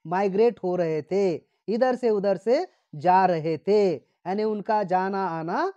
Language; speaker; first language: Hindi; non-native, local second language; Marathi